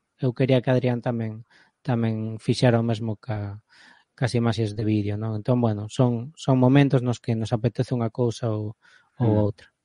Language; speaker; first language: Galician; native; Galician